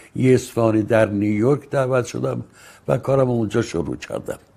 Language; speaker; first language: Persian; native; Persian